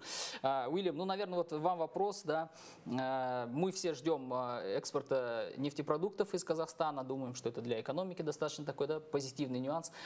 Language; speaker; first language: Russian; native; Russian